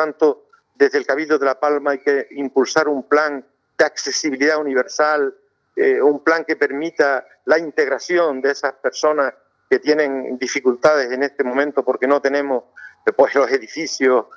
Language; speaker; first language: Spanish; native; Spanish